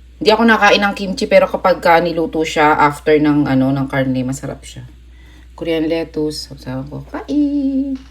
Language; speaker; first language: Filipino; native; Filipino